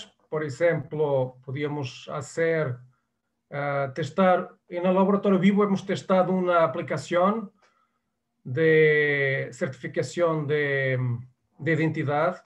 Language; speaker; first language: Spanish; non-native, fluent; Portuguese